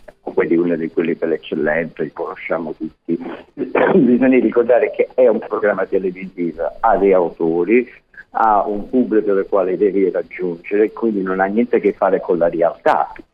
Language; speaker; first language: Italian; non-native, fluent; English